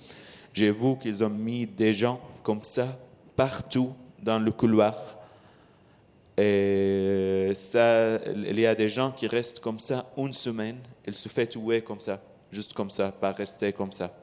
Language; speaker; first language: French; non-native, learner; Arabic